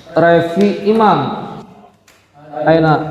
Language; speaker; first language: Arabic; non-native, fluent; Indonesian